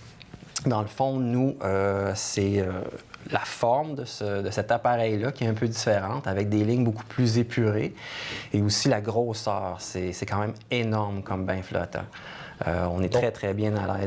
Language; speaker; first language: French; native; French